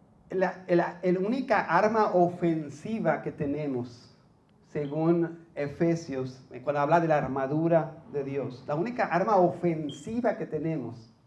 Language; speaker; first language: Spanish; native; Spanish